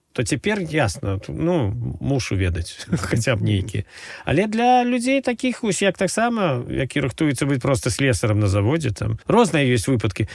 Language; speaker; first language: Belarusian; native; Belarusian